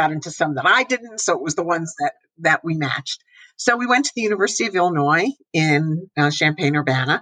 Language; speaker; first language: English; native; English